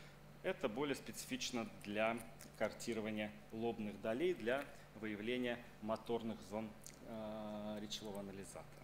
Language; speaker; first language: Russian; native; Russian